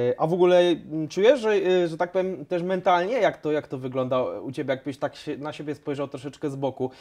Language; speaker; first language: Polish; native; Polish